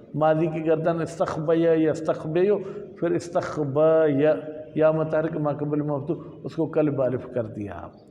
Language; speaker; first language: Urdu; non-native, local second language; Sindhi